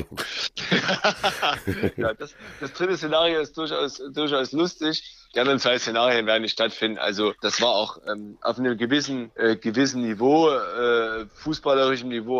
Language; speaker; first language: German; native; German